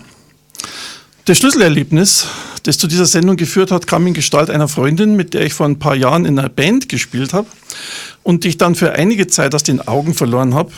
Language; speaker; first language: German; native; German